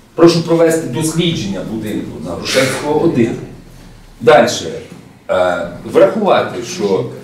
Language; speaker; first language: Ukrainian; native; Ukrainian